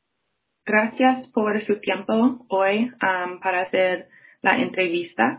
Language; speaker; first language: Spanish; non-native, fluent; English